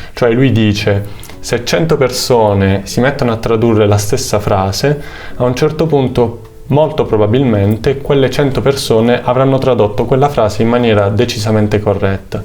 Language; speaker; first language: Italian; native; Italian